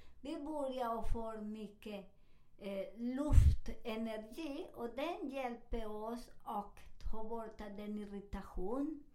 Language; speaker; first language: Swedish; non-native, fluent; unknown